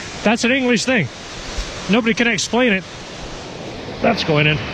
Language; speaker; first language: English; native; English